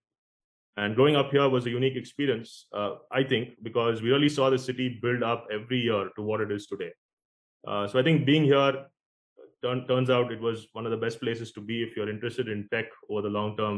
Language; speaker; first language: English; non-native, local second language; Konkani